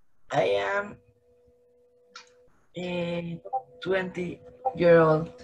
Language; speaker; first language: English; non-native, learner; Spanish